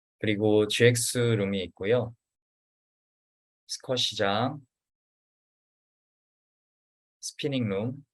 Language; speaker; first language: Korean; native; Korean